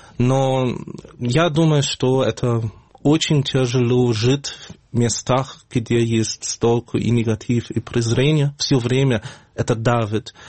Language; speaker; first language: Russian; non-native, fluent; German